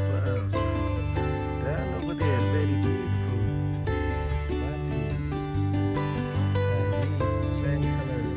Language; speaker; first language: English; non-native, learner; Vietnamese